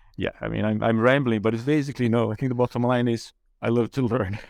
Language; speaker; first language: English; non-native, fluent; Portuguese